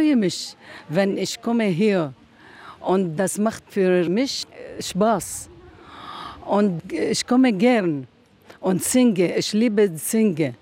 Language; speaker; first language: German; non-native, learner; Arabic